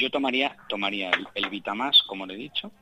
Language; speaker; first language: Spanish; native; Spanish